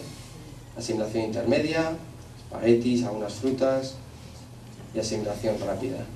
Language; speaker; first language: Spanish; native; Spanish